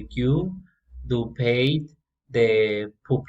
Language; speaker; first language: French; non-native, learner; Spanish